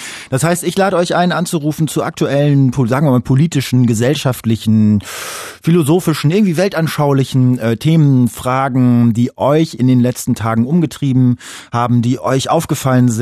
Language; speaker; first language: German; native; German